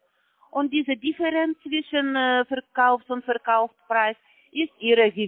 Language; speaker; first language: German; non-native, learner; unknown